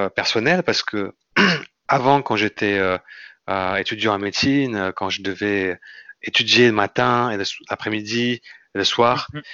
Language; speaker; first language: French; non-native, fluent; Indonesian